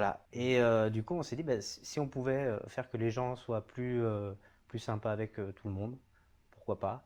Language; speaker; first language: French; native; French